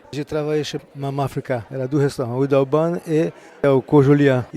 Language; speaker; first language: French; non-native, fluent; Portuguese